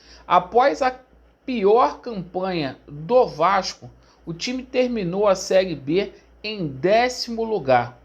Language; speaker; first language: Portuguese; native; Portuguese